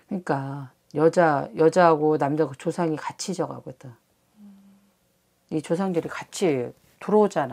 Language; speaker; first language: Korean; native; Korean